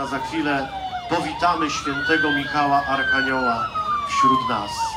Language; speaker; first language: Polish; native; Polish